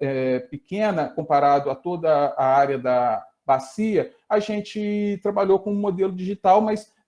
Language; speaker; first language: Portuguese; native; Portuguese